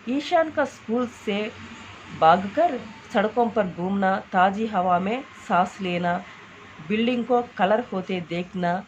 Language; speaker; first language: Hindi; non-native, local second language; Telugu